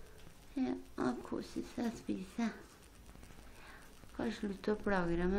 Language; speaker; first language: Norwegian; native; Norwegian